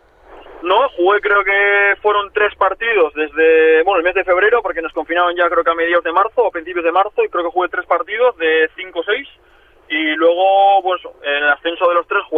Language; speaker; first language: Spanish; native; Spanish